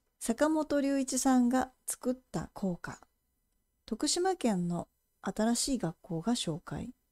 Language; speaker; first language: Japanese; native; Japanese